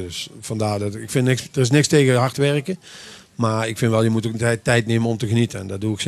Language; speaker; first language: Dutch; native; Dutch